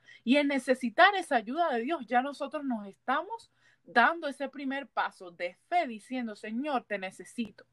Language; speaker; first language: Spanish; early bilingual, heritage; Spanish